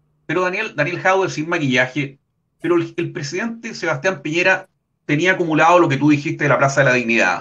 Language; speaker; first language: Spanish; native; Spanish